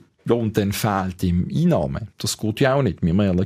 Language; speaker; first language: German; native; German